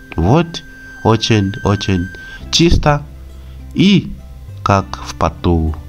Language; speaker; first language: Russian; non-native, fluent; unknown